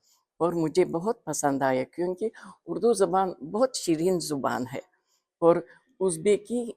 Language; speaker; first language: Hindi; non-native, fluent; Uzbek